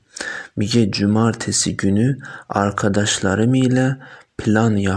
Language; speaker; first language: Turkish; non-native, fluent; Persian